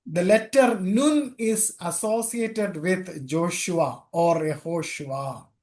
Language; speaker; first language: English; non-native, local second language; Malayalam